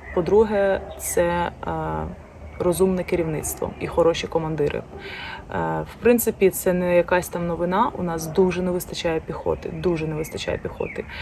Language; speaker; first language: Ukrainian; non-native, local second language; Russian